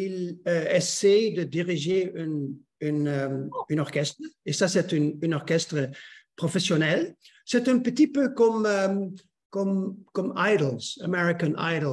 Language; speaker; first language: French; non-native, learner; Dutch